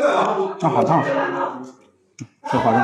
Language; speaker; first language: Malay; non-native, learner; Chinese